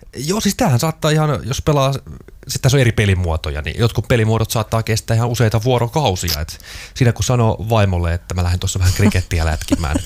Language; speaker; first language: Finnish; native; Finnish